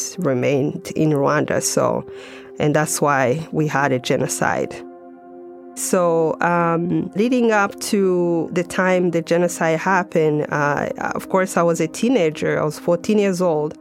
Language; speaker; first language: English; non-native, local second language; Kinyarwanda